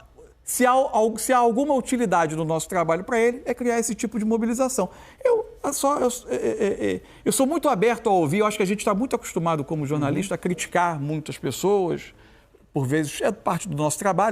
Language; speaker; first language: Portuguese; native; Portuguese